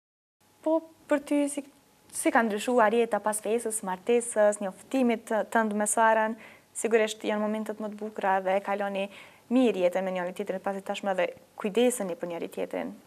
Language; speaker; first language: Albanian; native; Albanian